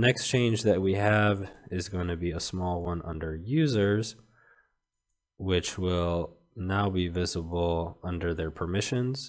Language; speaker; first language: English; native; English